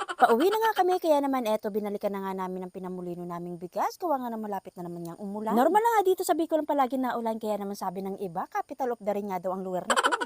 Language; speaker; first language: Filipino; non-native, local second language; Bikol